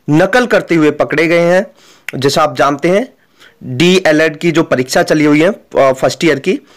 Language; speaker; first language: Hindi; native; Hindi